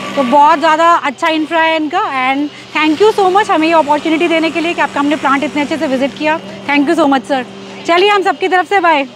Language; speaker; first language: Hindi; native; Hindi